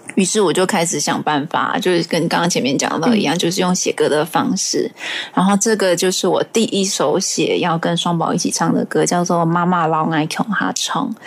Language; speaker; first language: Chinese; non-native, local second language; Hakka Chinese